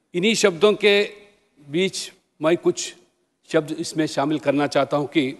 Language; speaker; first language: Hindi; non-native, local second language; Telugu